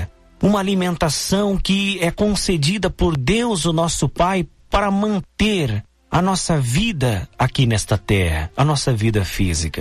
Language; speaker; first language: Portuguese; native; Portuguese